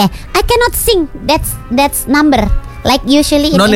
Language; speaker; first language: English; non-native, local second language; Indonesian